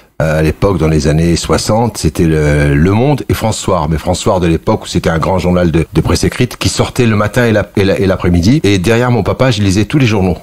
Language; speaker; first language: French; early bilingual, other home language; Kabyle